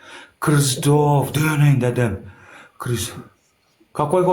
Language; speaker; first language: Russian; non-native, learner; Turkmen